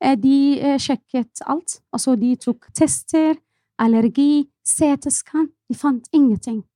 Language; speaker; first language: Norwegian; non-native, fluent; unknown